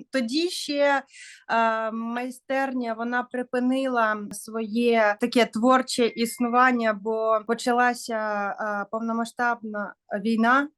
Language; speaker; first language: Ukrainian; non-native, local second language; Russian